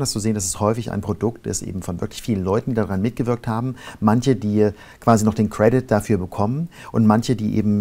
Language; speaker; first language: German; native; German